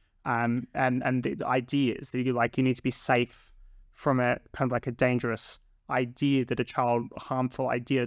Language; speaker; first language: English; native; English